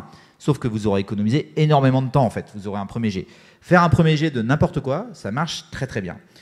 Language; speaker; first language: French; native; French